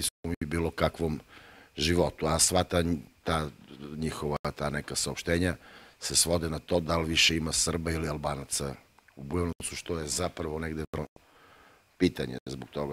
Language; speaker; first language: Bosnian; native; Bosnian